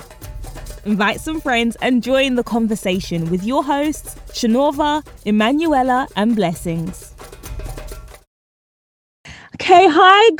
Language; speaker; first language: English; native; English